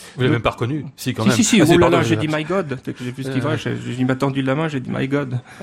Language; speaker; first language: French; native; French